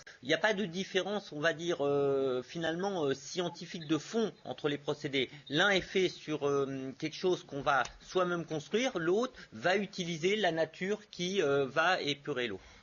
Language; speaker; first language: French; native; French